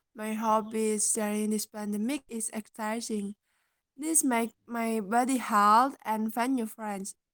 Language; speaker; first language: English; non-native, learner; Indonesian